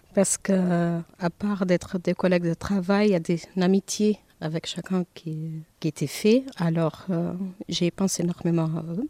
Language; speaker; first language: French; non-native, fluent; Portuguese